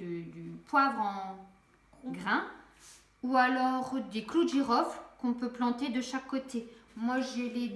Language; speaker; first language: French; native; French